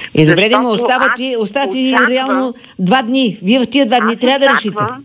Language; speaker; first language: Bulgarian; native; Bulgarian